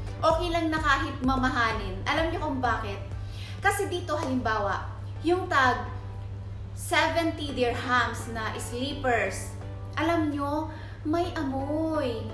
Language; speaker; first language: Filipino; native; Filipino